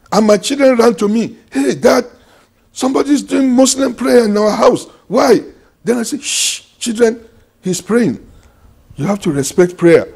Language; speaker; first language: English; non-native, local second language; Yoruba